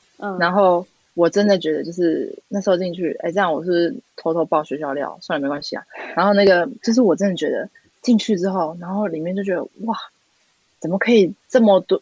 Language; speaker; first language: Chinese; native; Chinese